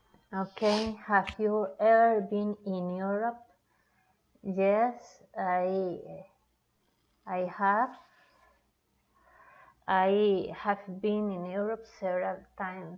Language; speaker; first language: English; non-native, learner; Spanish